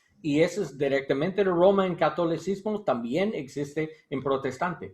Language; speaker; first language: Spanish; non-native, learner; English